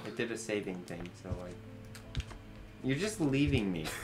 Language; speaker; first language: English; native; English